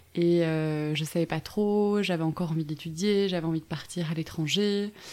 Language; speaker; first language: French; native; French